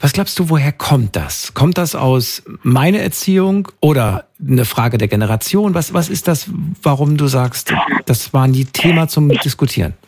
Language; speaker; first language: German; native; German